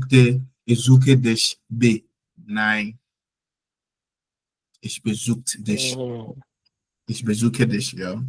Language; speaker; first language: German; non-native, learner; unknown